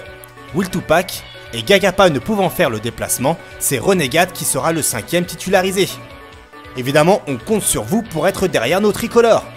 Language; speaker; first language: French; native; French